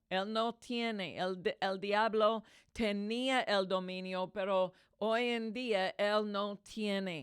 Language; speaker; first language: Spanish; non-native, fluent; English